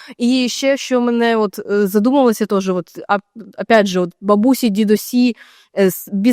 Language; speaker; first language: Ukrainian; native; Ukrainian